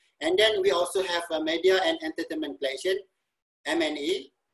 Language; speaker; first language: English; non-native, local second language; Malay